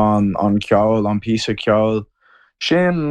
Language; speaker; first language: Irish; non-native, learner; English